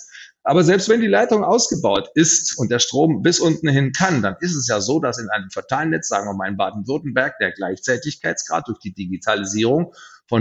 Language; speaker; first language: German; native; German